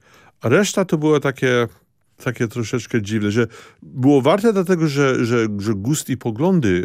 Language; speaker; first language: Polish; early bilingual, heritage; Polish